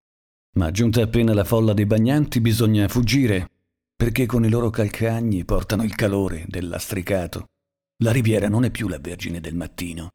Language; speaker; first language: Italian; native; Italian